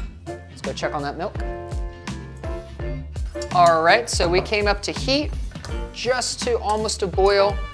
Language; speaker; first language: English; native; English